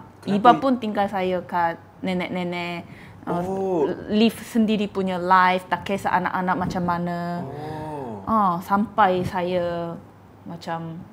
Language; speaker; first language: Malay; non-native, fluent; Korean